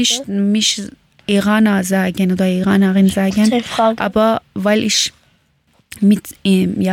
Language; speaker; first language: German; non-native, fluent; Persian